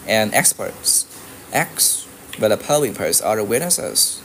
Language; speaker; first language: English; non-native, fluent; Vietnamese